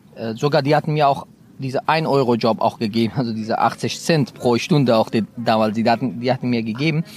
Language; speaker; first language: German; non-native, fluent; Persian